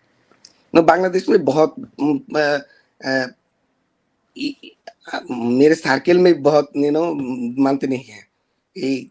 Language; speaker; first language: Hindi; non-native, learner; Bangla